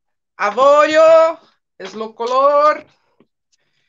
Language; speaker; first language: Spanish; non-native, fluent; Portuguese